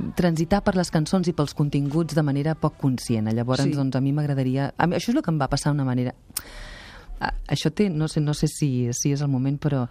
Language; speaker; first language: Catalan; non-native, local second language; Spanish